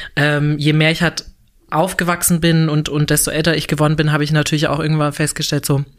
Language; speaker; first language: German; native; German